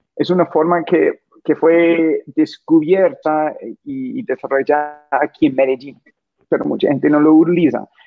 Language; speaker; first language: Spanish; non-native, fluent; English